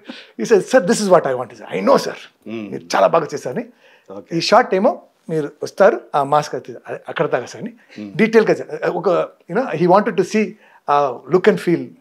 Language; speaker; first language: Telugu; non-native, fluent; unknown